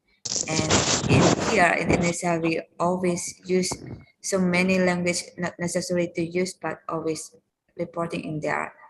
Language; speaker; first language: English; non-native, learner; Indonesian